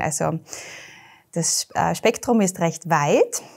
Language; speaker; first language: German; native; German